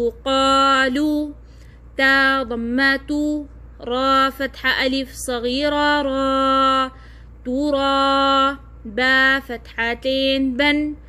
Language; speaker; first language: Arabic; non-native, fluent; Oromo